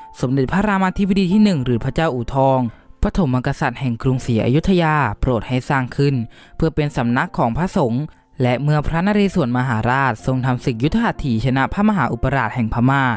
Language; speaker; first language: Thai; native; Thai